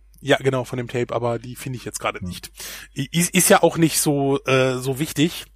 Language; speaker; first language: German; native; German